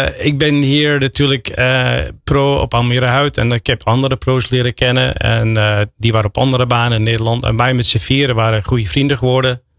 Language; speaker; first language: Dutch; non-native, fluent; English